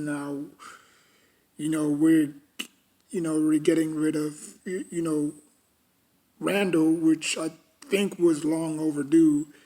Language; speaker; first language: English; native; English